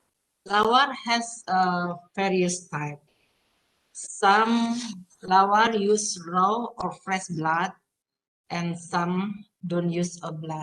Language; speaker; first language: English; non-native, fluent; Indonesian